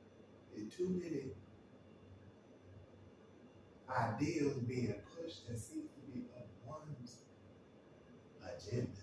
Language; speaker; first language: English; native; English